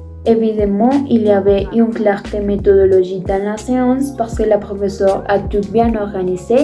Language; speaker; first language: French; non-native, fluent; Spanish